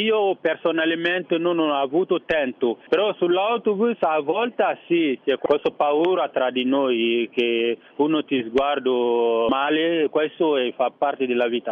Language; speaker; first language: Italian; non-native, fluent; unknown